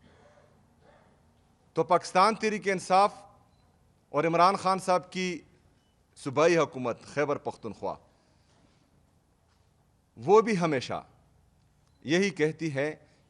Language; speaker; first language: Urdu; non-native, local second language; Pashto